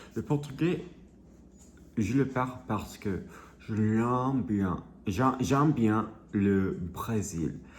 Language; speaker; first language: French; non-native, learner; English